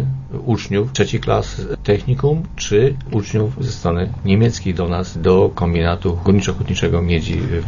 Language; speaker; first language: Polish; native; Polish